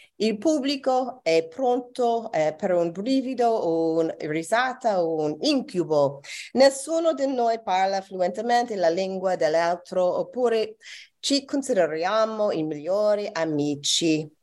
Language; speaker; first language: Italian; non-native, learner; English